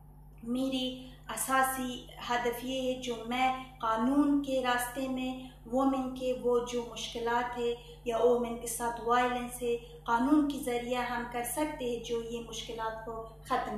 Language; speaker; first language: Hindi; non-native, fluent; Persian